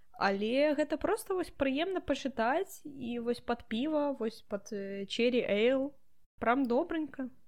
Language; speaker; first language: Belarusian; non-native, local second language; Russian